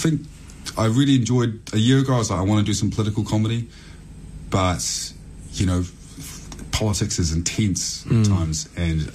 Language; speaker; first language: English; native; English